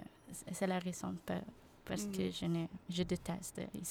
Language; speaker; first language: French; non-native, learner; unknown